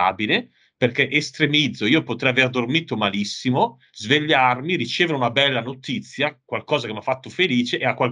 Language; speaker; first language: Italian; native; Italian